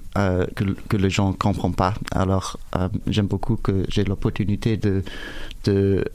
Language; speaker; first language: French; non-native, fluent; English